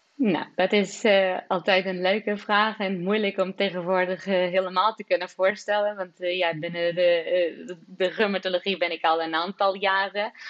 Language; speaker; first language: Dutch; non-native, fluent; Portuguese